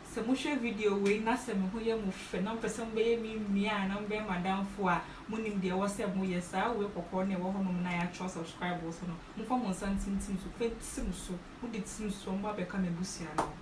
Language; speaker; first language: English; non-native, local second language; Akan